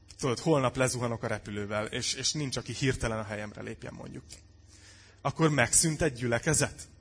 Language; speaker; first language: Hungarian; native; Hungarian